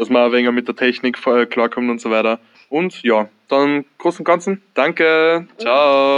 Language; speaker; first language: German; native; German